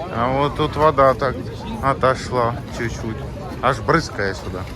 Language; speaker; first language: Russian; non-native, local second language; Ukrainian